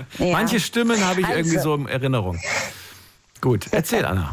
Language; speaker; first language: German; native; German